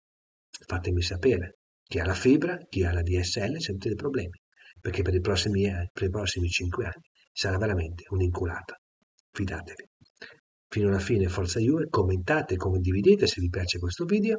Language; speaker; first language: Italian; native; Italian